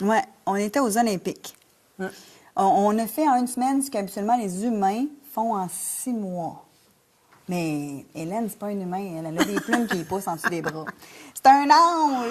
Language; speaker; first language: French; native; French